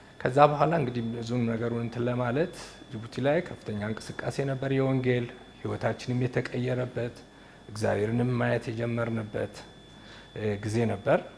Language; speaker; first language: Amharic; native; Amharic